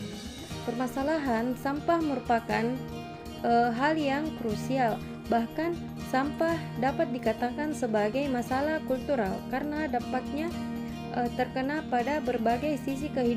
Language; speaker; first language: Indonesian; native; Indonesian